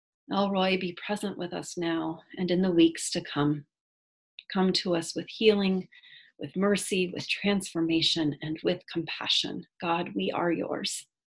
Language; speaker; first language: English; native; English